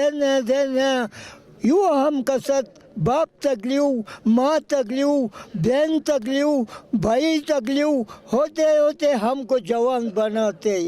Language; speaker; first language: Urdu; non-native, local second language; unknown